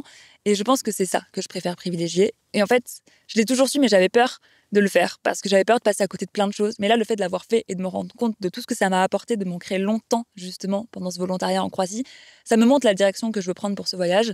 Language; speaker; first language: French; native; French